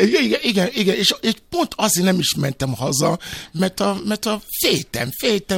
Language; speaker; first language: Hungarian; non-native, fluent; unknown